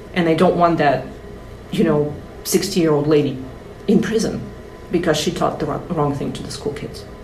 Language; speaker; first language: English; non-native, fluent; Russian